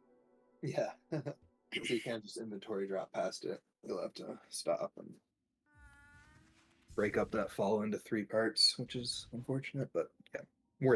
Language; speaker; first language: English; native; English